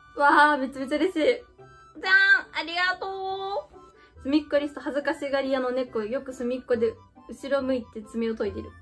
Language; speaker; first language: Japanese; native; Japanese